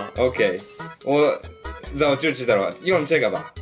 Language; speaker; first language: Chinese; non-native, learner; Japanese